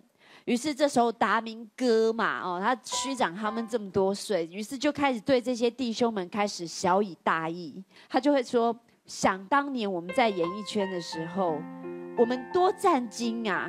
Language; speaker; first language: Chinese; native; Chinese